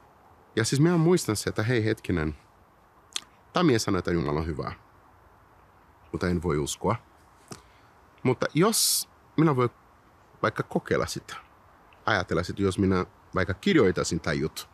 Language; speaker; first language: Finnish; non-native, fluent; Portuguese